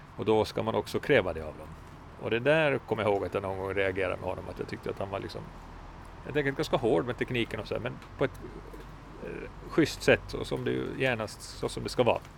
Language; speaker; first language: Swedish; native; Swedish